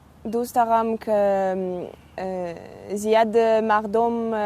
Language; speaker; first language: Persian; non-native, learner; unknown